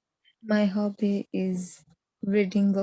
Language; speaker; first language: English; non-native, learner; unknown